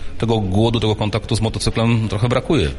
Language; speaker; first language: Polish; native; Polish